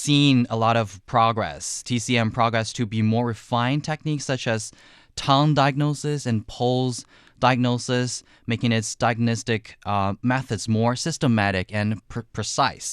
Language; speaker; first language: English; non-native, fluent; Chinese